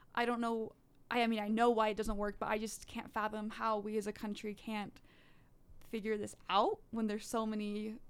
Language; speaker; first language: English; early bilingual, other home language; Dutch